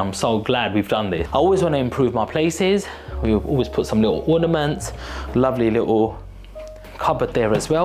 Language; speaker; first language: English; native; English